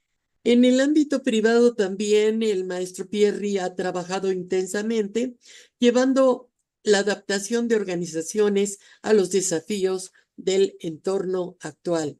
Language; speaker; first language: Spanish; native; Spanish